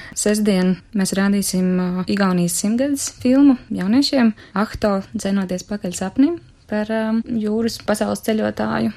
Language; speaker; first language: Latvian; native; Latvian